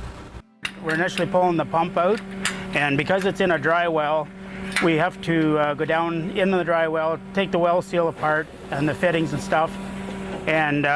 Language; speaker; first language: English; native; English